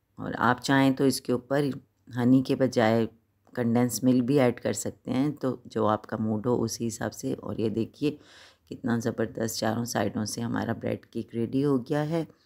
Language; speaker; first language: Hindi; native; Hindi